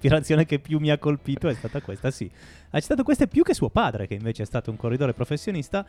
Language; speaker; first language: Italian; native; Italian